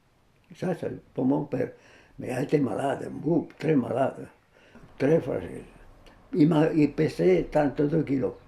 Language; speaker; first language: French; non-native, fluent; Spanish